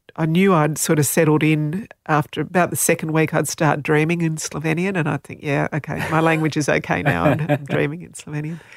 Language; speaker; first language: English; non-native, local second language; Slovenian